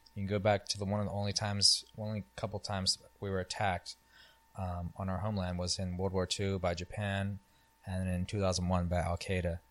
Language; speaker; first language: English; native; English